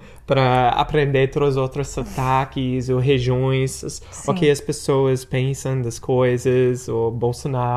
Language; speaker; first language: Portuguese; non-native, fluent; English